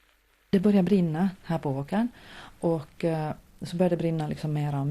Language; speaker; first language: Swedish; native; Swedish